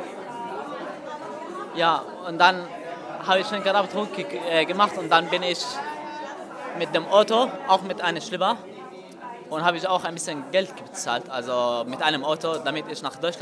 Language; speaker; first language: German; non-native, learner; Arabic